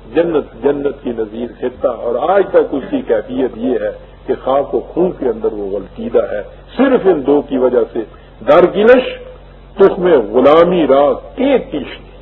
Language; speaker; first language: Urdu; native; Urdu